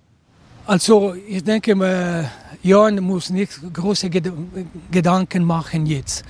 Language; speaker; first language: German; non-native, local second language; Italian